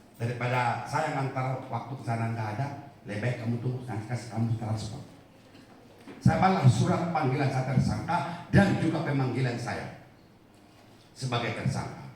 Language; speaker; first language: Indonesian; non-native, local second language; Batak Toba